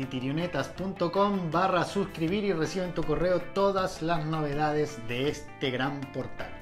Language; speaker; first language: Spanish; native; Spanish